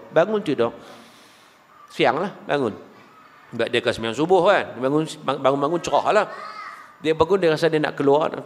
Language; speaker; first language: Malay; native; Malay